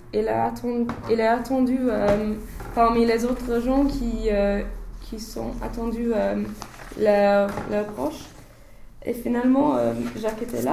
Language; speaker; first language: French; non-native, learner; English